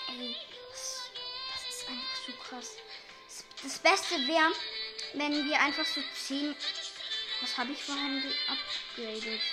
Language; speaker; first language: German; native; German